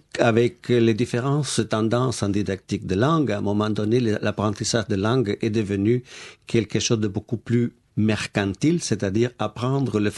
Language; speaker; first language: French; non-native, fluent; Spanish